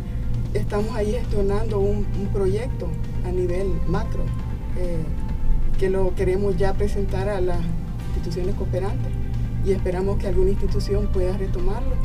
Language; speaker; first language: Spanish; native; Spanish